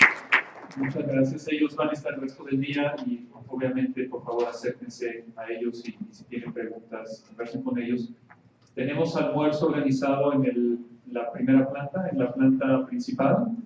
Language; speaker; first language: Spanish; native; Spanish